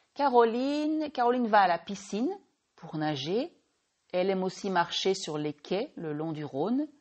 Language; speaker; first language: French; native; French